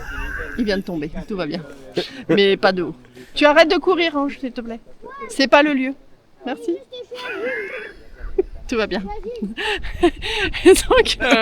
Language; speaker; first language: French; native; French